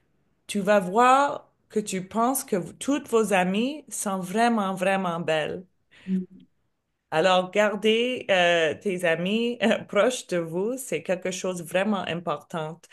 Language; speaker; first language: French; non-native, learner; English